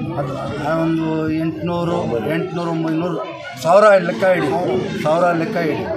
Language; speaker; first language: Kannada; non-native, local second language; Urdu